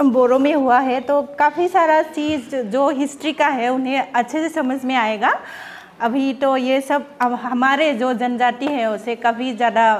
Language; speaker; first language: Hindi; non-native, local second language; Bodo